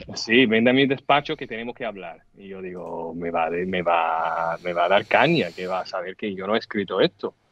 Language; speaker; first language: Spanish; non-native, fluent; English